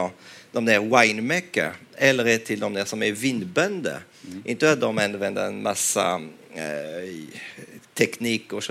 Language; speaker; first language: Swedish; non-native, fluent; French